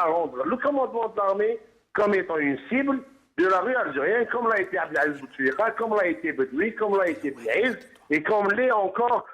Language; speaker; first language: French; non-native, local second language; Kabyle